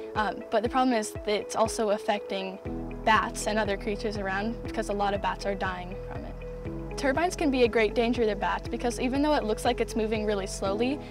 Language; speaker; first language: English; native; English